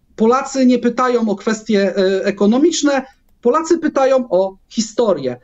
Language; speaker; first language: Polish; native; Polish